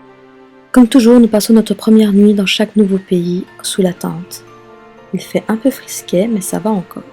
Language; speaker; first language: French; native; French